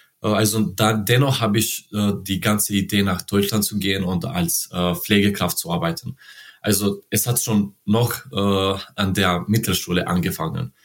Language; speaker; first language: German; non-native, learner; Serbian